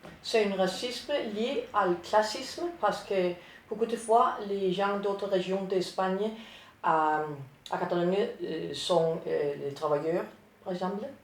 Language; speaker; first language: French; non-native, learner; Danish